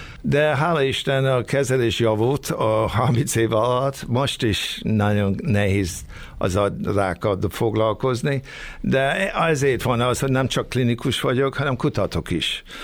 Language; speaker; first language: Hungarian; early bilingual, heritage; Hungarian